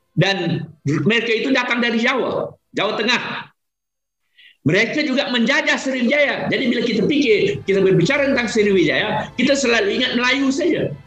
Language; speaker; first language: Malay; native; Malay